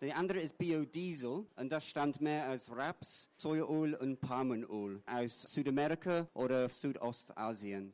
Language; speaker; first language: German; non-native, fluent; English